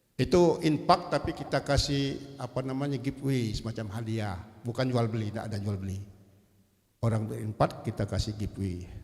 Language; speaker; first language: Indonesian; native; Indonesian